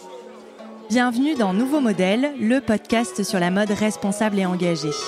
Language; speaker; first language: French; native; French